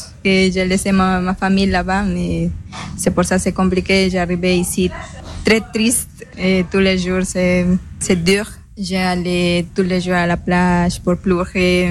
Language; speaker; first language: French; non-native, learner; Spanish